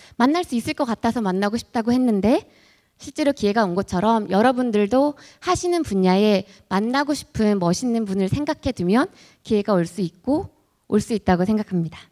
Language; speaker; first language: Korean; native; Korean